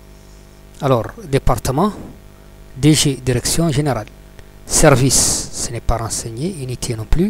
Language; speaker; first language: French; non-native, local second language; Arabic